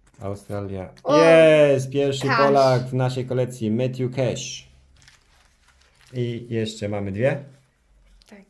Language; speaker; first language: Polish; early bilingual, heritage; Polish